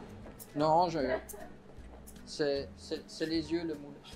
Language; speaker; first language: French; native; French